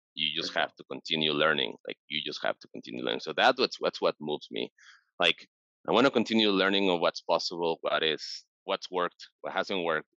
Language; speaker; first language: English; non-native, fluent; Spanish